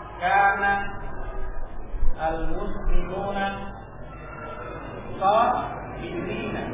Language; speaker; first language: Arabic; non-native, learner; Indonesian